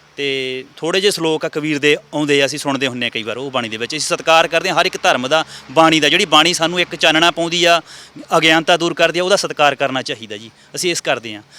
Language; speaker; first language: Punjabi; native; Punjabi